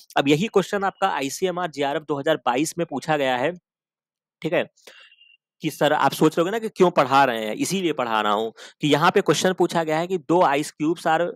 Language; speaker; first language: Hindi; native; Hindi